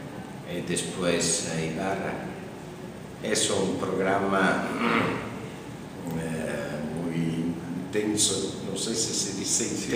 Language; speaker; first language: Spanish; non-native, fluent; Italian